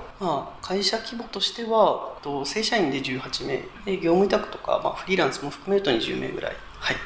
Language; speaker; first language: Japanese; native; Japanese